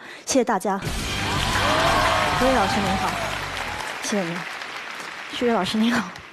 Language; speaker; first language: Chinese; native; Chinese